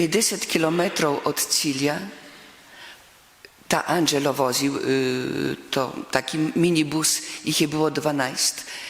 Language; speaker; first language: Slovenian; non-native, fluent; Polish